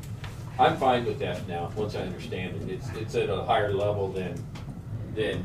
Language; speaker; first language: English; native; English